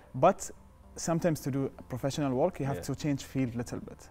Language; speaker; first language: English; non-native, fluent; Arabic